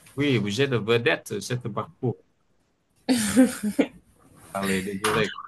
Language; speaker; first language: French; non-native, fluent; Vietnamese